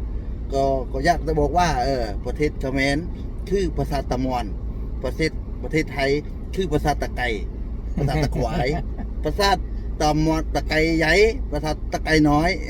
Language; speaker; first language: Thai; non-native, fluent; Khmer